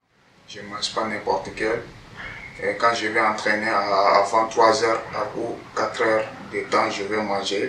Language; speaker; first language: French; non-native, learner; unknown